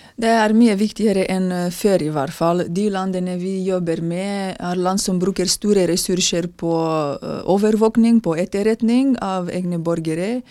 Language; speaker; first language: Norwegian; non-native, fluent; Romanian